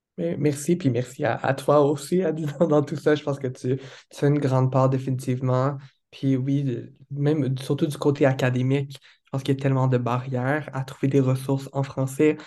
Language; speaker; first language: French; native; French